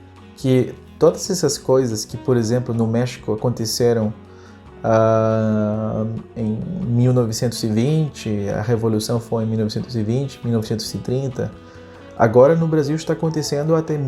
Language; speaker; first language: Portuguese; non-native, fluent; Spanish